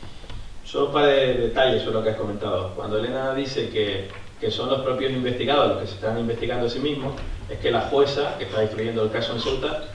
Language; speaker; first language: Spanish; native; Spanish